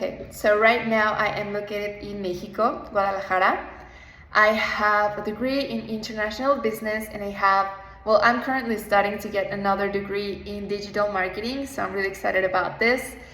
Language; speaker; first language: English; non-native, fluent; Spanish